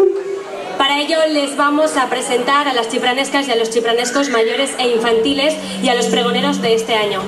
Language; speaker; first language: Spanish; native; Spanish